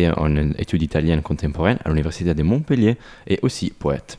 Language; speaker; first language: French; non-native, fluent; Italian